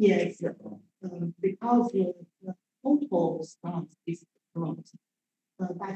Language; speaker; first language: English; non-native, learner; Chinese